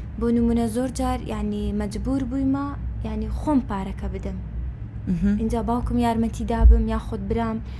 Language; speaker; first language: Central Kurdish; non-native, local second language; Kurdish